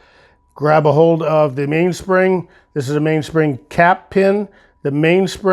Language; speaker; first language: English; native; English